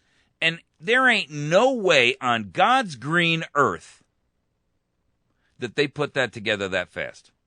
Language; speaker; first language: English; native; English